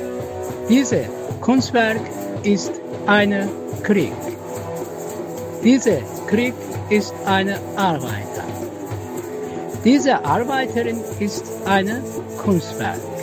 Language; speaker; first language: German; non-native, learner; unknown